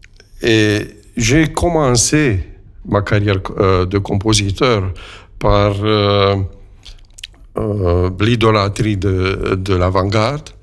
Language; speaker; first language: French; non-native, fluent; Romanian